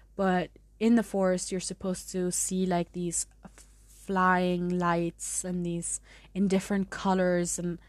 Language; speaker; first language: English; non-native, fluent; German